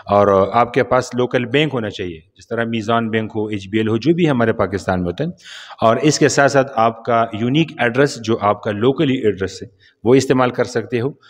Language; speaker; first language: Urdu; non-native, local second language; Pashto